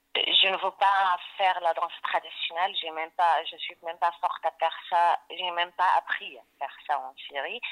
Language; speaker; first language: French; non-native, fluent; Arabic